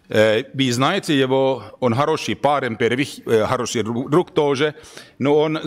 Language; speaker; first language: Russian; non-native, learner; Finnish